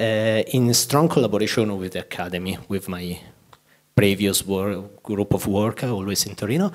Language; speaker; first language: English; non-native, fluent; Italian